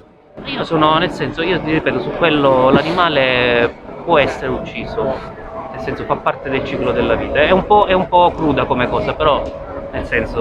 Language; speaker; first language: Italian; native; Italian